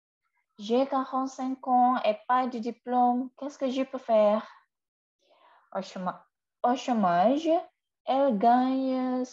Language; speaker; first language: French; non-native, fluent; Indonesian